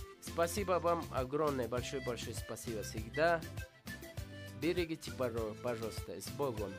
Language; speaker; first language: Russian; non-native, learner; Spanish